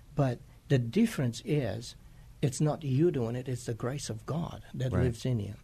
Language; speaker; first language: English; non-native, fluent; Romanian